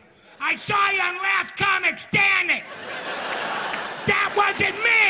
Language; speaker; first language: English; native; English